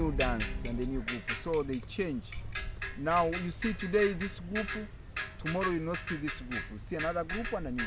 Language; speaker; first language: English; non-native, local second language; Swahili